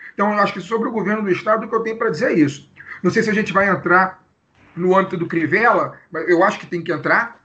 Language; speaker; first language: Portuguese; native; Portuguese